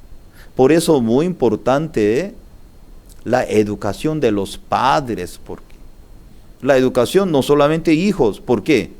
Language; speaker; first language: Spanish; non-native, learner; Korean